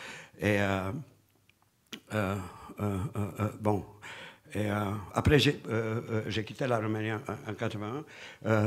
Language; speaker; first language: French; non-native, fluent; Romanian